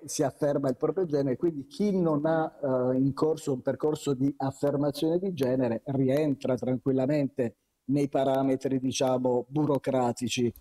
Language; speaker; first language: Italian; native; Italian